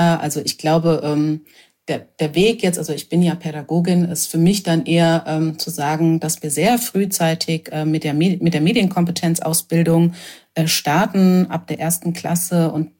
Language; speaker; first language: German; native; German